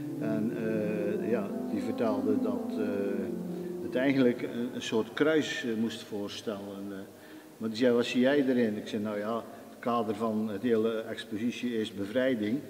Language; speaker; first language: Dutch; native; Dutch